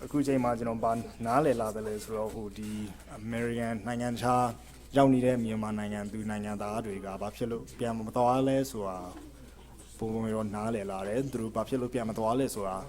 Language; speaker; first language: Burmese; non-native, fluent; English